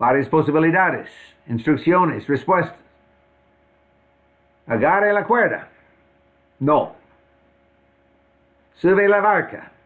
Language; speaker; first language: Spanish; non-native, fluent; English